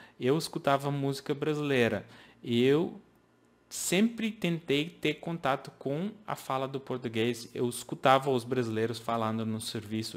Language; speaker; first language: Portuguese; non-native, fluent; English